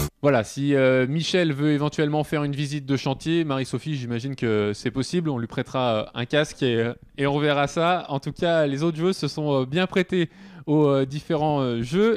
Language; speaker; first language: French; native; French